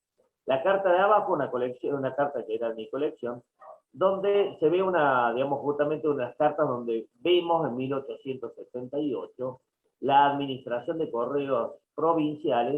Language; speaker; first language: Spanish; native; Spanish